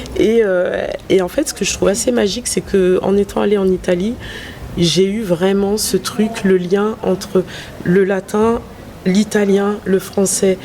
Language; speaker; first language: French; native; French